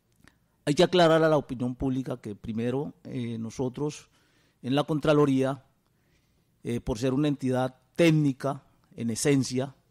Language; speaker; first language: Spanish; native; Spanish